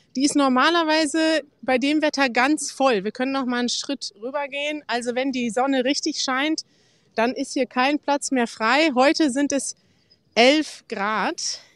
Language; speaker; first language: German; native; German